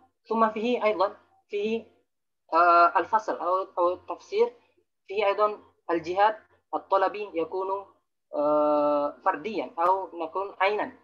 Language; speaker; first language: Arabic; non-native, fluent; Indonesian